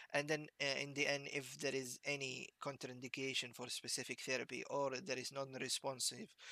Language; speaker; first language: English; non-native, fluent; Arabic